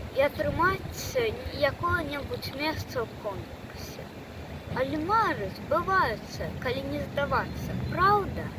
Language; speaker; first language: Belarusian; native; Belarusian